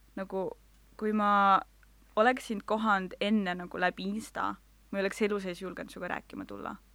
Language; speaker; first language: Estonian; non-native, local second language; Russian